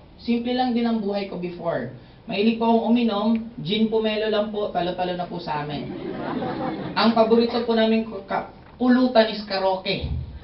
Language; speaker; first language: Filipino; non-native, local second language; Bikol